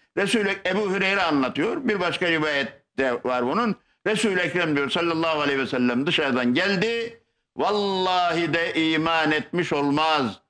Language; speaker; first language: Turkish; native; Turkish